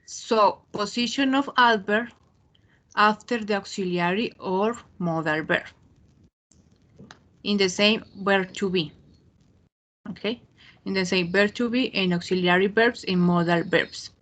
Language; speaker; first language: English; non-native, fluent; Spanish